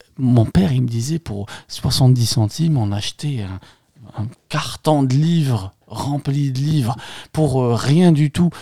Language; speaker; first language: French; non-native, local second language; Arabic